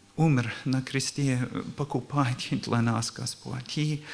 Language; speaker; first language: Russian; non-native, learner; English